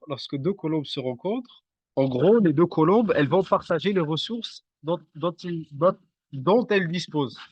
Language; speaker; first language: French; native; French